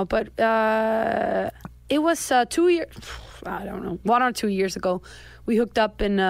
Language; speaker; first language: English; non-native, fluent; Danish